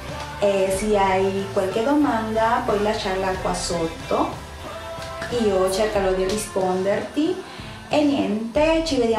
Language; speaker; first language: Italian; non-native, fluent; Spanish